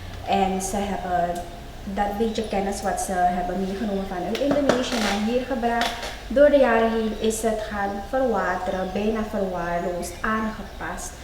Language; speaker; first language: Dutch; native; Dutch